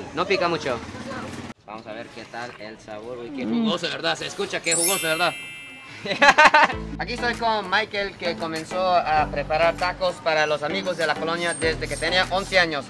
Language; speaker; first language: Spanish; non-native, fluent; Japanese